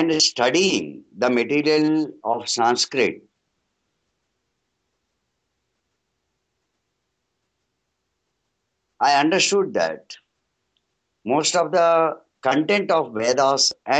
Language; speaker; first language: English; non-native, local second language; Telugu